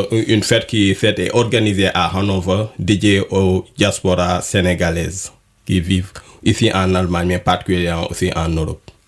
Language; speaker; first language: French; non-native, local second language; Wolof